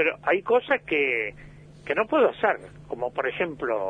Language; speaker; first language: Spanish; native; Spanish